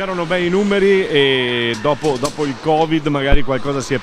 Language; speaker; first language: Italian; native; Italian